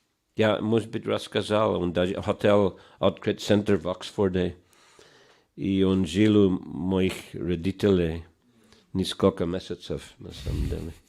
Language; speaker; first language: Russian; non-native, fluent; English